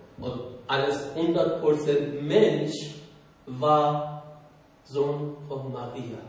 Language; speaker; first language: German; non-native, learner; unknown